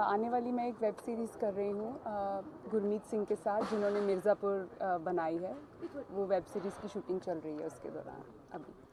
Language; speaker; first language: Hindi; native; Hindi